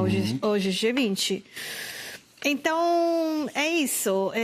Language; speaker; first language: Portuguese; non-native, fluent; Italian